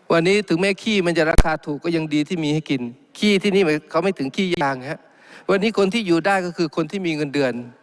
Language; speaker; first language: Thai; non-native, local second language; Malay